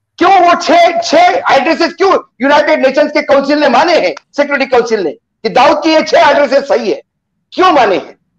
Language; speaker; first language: Hindi; non-native, local second language; Marathi